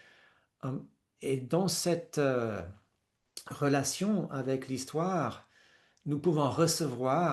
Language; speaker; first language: French; non-native, fluent; English